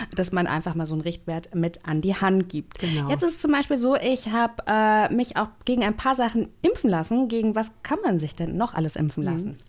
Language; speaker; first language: German; native; German